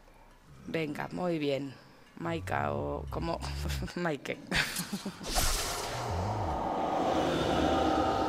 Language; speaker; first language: Spanish; native; Spanish